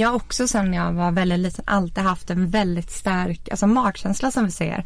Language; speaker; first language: Swedish; native; Swedish